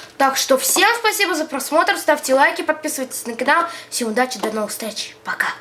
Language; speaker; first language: Russian; native; Russian